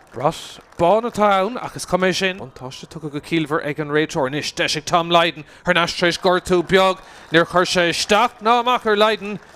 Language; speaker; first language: Irish; native; Irish